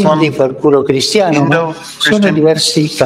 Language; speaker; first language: Italian; non-native, fluent; Spanish